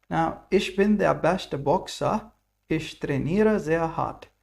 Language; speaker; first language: German; non-native, fluent; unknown